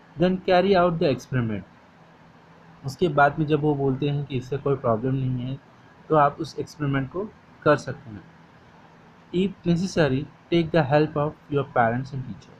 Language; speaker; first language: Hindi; non-native, local second language; Marathi